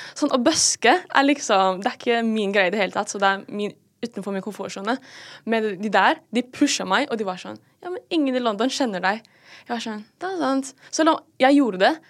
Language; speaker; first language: Norwegian; early bilingual, other home language; Filipino